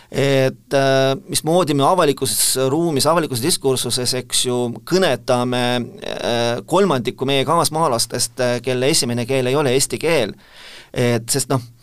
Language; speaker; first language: Estonian; non-native, local second language; Russian